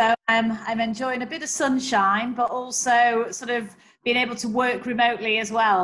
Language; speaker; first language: English; native; English